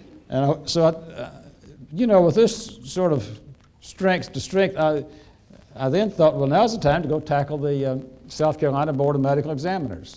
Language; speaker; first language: English; native; English